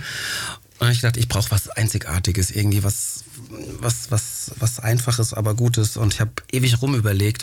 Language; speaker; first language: German; early bilingual, other home language; Greek